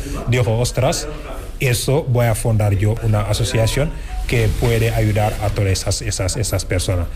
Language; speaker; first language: Spanish; non-native, fluent; Wolof